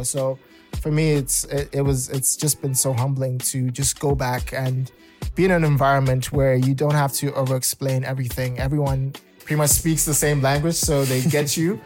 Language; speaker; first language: English; non-native, local second language; Shona